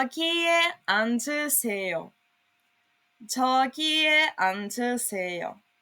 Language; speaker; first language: Korean; non-native, fluent; Serbian